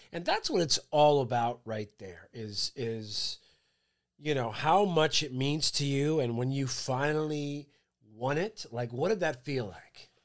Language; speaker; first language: English; native; English